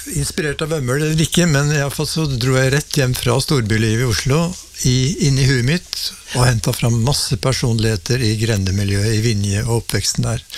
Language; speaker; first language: Norwegian; native; Norwegian